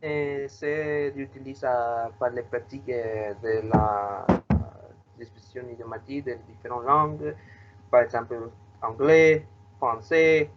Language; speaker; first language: French; non-native, learner; Spanish